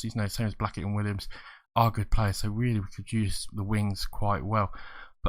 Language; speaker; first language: English; native; English